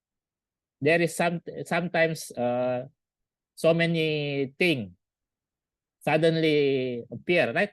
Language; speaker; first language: English; non-native, learner; Indonesian